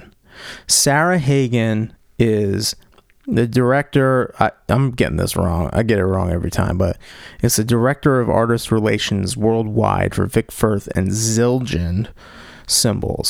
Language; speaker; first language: English; native; English